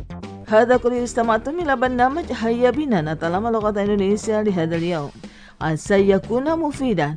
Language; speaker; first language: Arabic; non-native, fluent; Indonesian